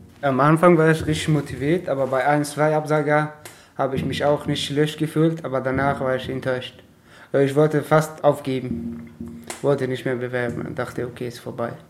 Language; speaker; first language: German; non-native, fluent; Persian